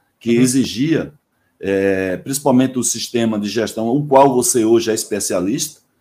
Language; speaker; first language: Portuguese; native; Portuguese